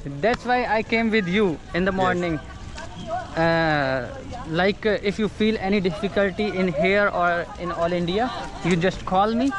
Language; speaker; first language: English; non-native, learner; Hindi